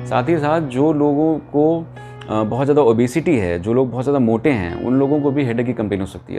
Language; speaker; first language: Hindi; native; Hindi